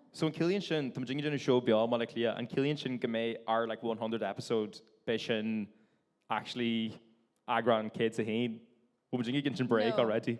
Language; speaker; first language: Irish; non-native, local second language; English